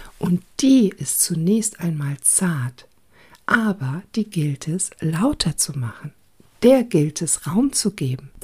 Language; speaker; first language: German; early bilingual, other home language; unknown